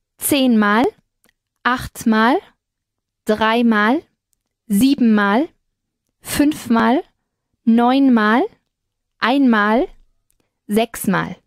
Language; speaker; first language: German; non-native, fluent; Spanish